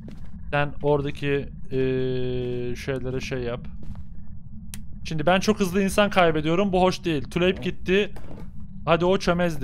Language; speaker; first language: Turkish; native; Turkish